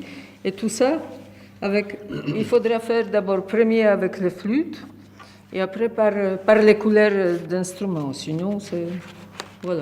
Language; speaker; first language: French; non-native, fluent; Polish